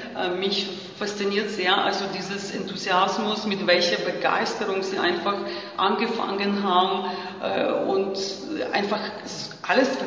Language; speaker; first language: German; non-native, fluent; Ukrainian